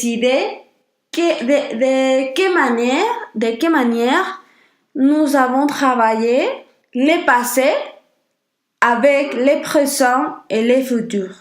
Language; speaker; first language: French; non-native, learner; Spanish